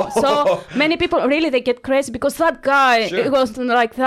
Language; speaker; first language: English; non-native, learner; Greek